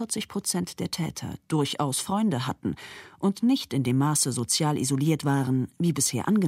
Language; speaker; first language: German; native; German